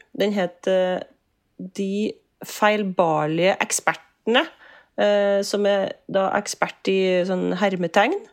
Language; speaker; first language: Norwegian; native; Norwegian